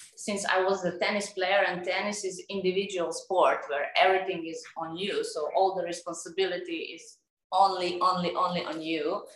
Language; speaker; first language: English; non-native, fluent; Serbian